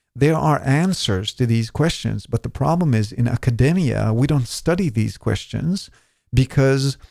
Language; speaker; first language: English; non-native, fluent; Hebrew